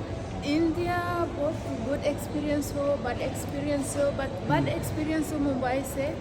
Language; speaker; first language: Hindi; non-native, learner; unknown